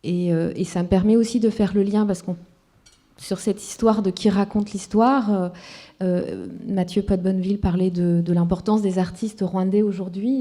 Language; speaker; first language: French; non-native, local second language; Kinyarwanda